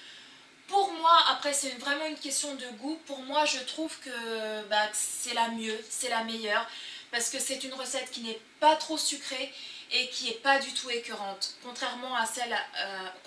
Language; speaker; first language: French; early bilingual, other home language; Portuguese